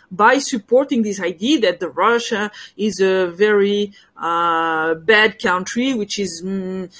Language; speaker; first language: English; non-native, fluent; French